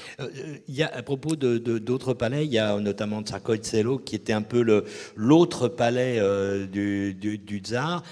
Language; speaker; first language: French; native; French